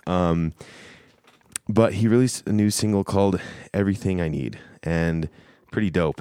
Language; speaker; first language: English; native; English